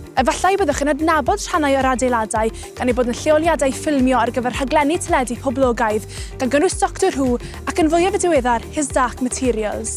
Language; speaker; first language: Welsh; native; Welsh